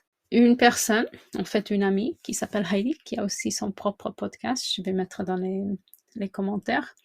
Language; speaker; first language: French; non-native, fluent; English